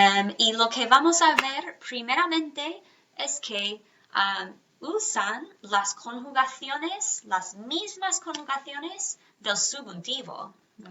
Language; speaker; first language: Spanish; non-native, fluent; English